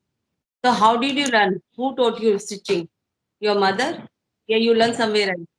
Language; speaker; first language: English; non-native, fluent; Hindi